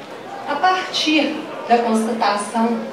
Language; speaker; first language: Portuguese; native; Portuguese